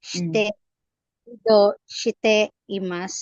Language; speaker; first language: Japanese; non-native, learner; Filipino